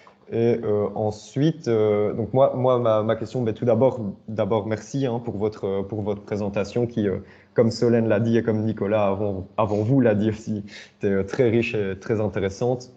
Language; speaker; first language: French; native; French